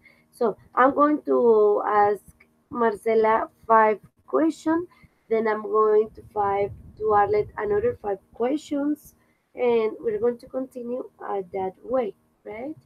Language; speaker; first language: English; non-native, fluent; Spanish